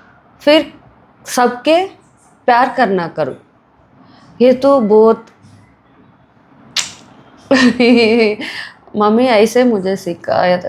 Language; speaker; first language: Hindi; non-native, local second language; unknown